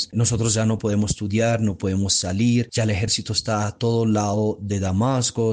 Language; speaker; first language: Spanish; non-native, fluent; Arabic